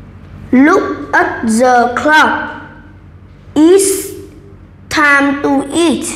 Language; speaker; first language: English; non-native, learner; Vietnamese